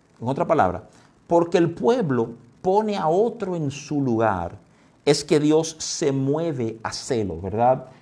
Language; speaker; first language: Spanish; native; Spanish